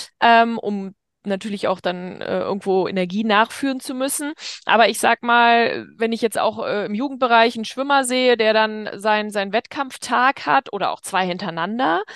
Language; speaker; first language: German; native; German